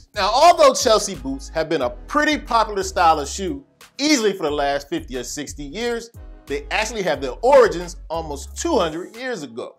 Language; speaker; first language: English; native; English